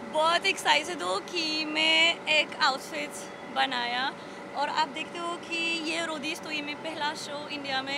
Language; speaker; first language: Hindi; non-native, learner; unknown